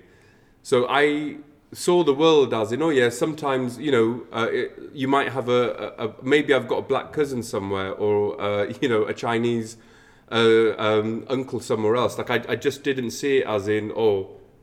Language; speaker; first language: English; native; English